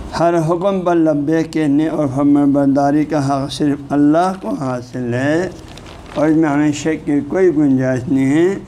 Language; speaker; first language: Urdu; non-native, local second language; Balti